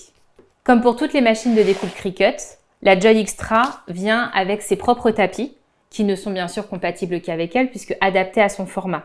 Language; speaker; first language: French; native; French